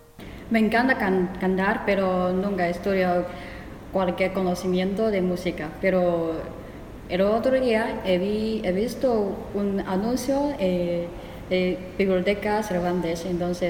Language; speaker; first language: Spanish; non-native, fluent; Chinese